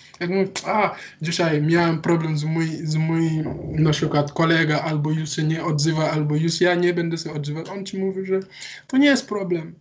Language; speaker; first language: Polish; non-native, learner; Wolof